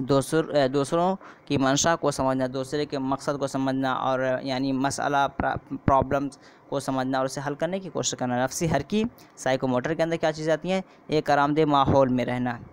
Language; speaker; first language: Urdu; native; Urdu